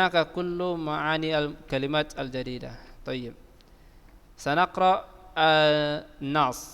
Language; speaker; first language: Arabic; non-native, fluent; Indonesian